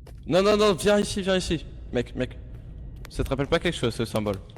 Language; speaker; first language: French; native; French